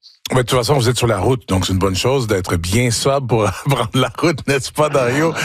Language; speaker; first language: French; native; French